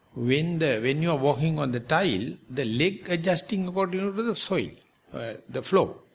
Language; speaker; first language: English; non-native, local second language; Sinhala